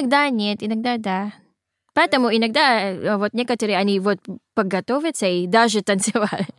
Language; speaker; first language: Russian; non-native, learner; Filipino